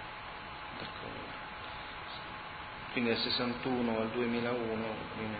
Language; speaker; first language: Italian; native; Italian